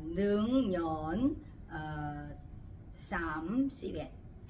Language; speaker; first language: Thai; non-native, fluent; Korean